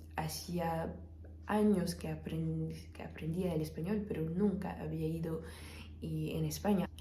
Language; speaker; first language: Spanish; non-native, fluent; French